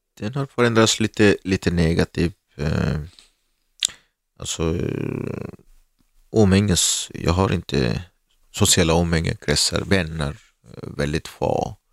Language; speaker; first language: Swedish; non-native, learner; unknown